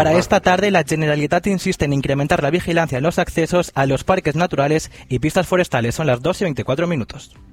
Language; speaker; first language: Spanish; native; Spanish